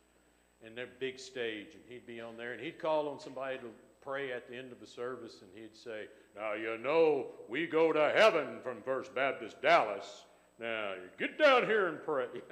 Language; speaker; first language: English; native; English